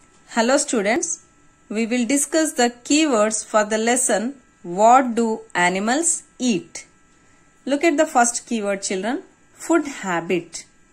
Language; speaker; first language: English; non-native, local second language; Telugu